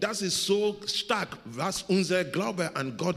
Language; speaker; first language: German; non-native, learner; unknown